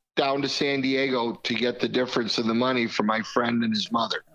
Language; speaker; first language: English; native; English